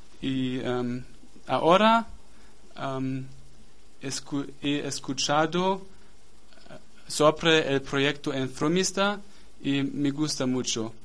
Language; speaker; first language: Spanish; non-native, learner; German